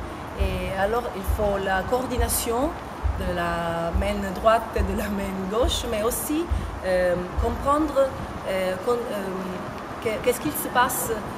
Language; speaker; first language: French; non-native, fluent; Italian